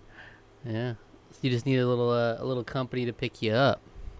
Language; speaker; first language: English; native; English